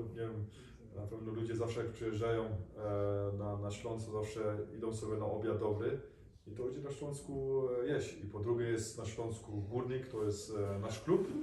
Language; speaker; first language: Polish; early bilingual, heritage; Polish